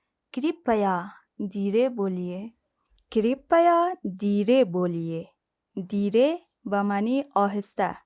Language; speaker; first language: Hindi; non-native, fluent; Persian